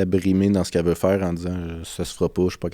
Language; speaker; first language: French; native; French